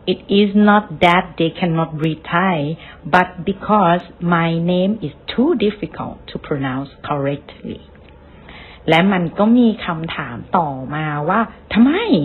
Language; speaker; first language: Thai; native; Thai